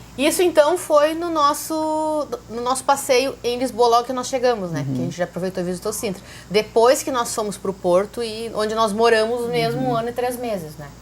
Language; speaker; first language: Portuguese; native; Portuguese